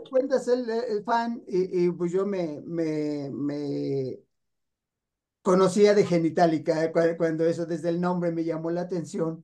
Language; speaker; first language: Spanish; native; Spanish